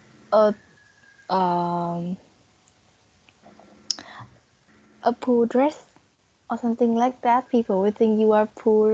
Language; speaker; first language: English; non-native, learner; Vietnamese